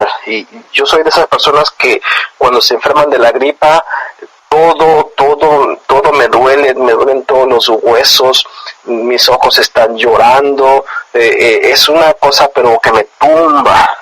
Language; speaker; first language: Spanish; native; Spanish